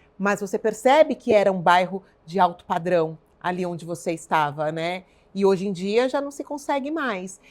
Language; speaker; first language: Portuguese; native; Portuguese